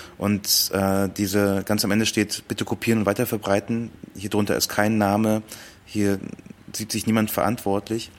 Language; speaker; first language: German; early bilingual, other home language; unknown